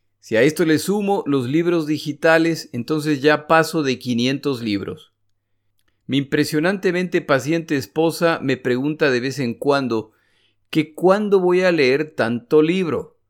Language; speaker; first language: Spanish; native; Spanish